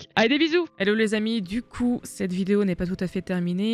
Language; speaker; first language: French; native; French